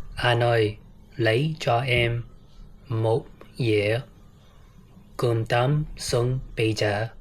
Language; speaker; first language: Vietnamese; non-native, learner; English